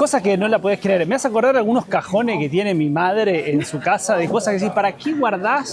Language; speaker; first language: Spanish; native; Spanish